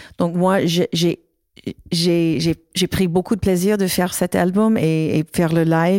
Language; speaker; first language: French; non-native, learner; English